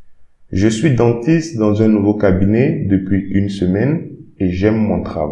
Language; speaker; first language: French; non-native, fluent; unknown